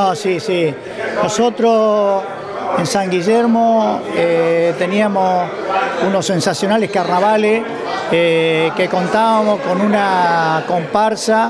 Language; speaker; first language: Spanish; native; Spanish